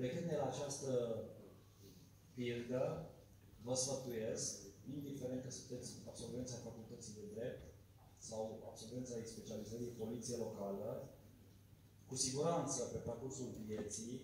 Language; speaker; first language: Romanian; native; Romanian